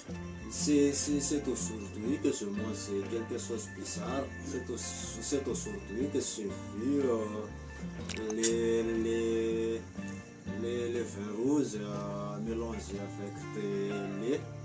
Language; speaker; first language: French; non-native, local second language; Malagasy